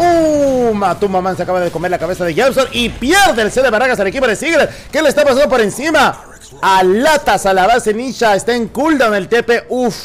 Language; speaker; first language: Spanish; native; Spanish